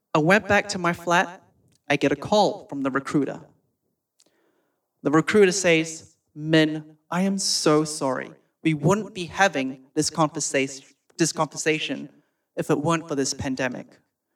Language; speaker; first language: English; native; English